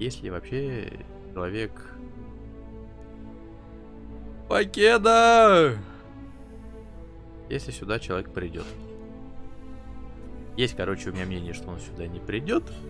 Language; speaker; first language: Russian; native; Russian